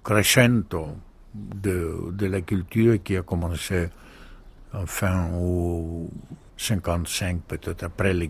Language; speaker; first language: French; non-native, learner; Greek